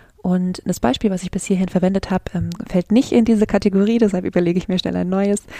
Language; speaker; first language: German; native; German